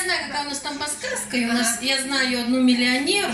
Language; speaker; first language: Russian; native; Russian